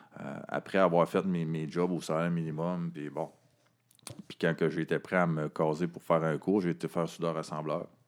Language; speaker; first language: French; native; French